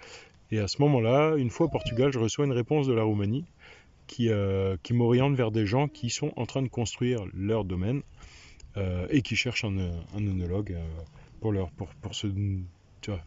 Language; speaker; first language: French; native; French